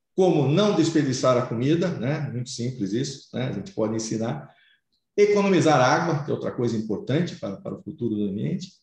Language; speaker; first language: Portuguese; native; Portuguese